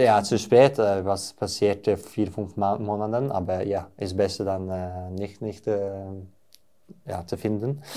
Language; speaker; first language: German; non-native, learner; Norwegian